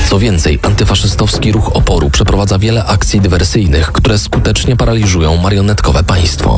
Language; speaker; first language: Polish; native; Polish